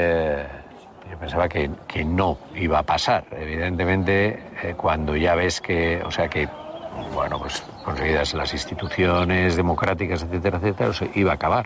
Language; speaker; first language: Spanish; native; Spanish